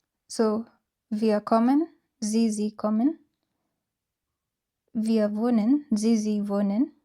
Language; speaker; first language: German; non-native, fluent; English